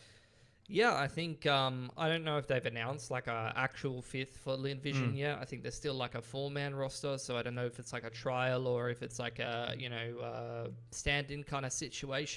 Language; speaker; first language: English; native; English